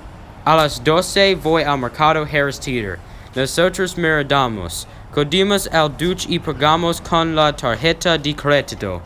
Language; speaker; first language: Spanish; non-native, learner; English